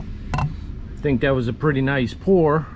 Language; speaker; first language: English; native; English